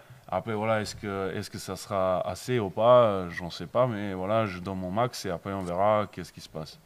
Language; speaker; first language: French; non-native, learner; Bosnian